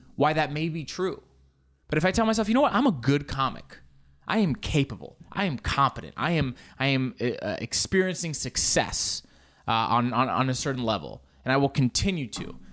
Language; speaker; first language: English; early bilingual, other home language; Spanish